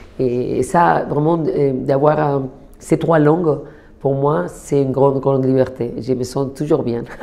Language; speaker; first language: French; non-native, fluent; Spanish